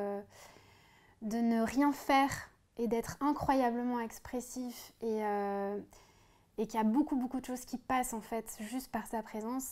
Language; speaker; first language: French; native; French